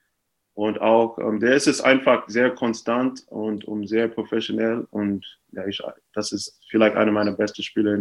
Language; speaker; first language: German; non-native, fluent; English